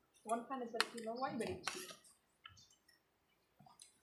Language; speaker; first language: English; non-native, learner; Spanish